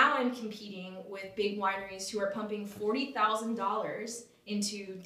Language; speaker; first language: English; native; English